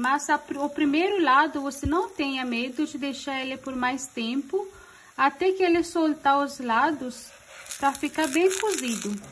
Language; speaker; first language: Portuguese; non-native, fluent; Hindi